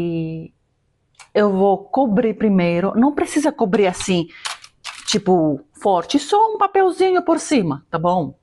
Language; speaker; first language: Portuguese; non-native, fluent; Greek